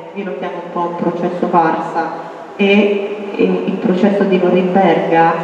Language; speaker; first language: Italian; native; Italian